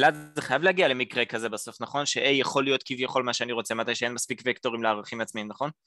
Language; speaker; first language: Hebrew; native; Hebrew